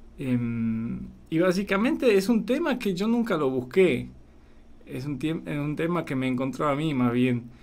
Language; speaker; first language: Spanish; non-native, fluent; Polish